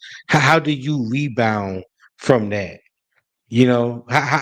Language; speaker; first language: English; native; English